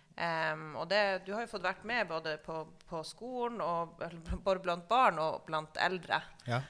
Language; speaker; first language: Norwegian; native; Norwegian